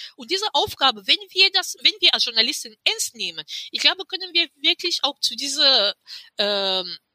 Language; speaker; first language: German; non-native, fluent; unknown